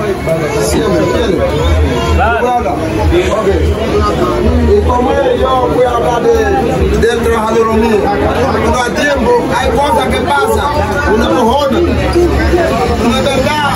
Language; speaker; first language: Spanish; non-native, learner; Haitian Creole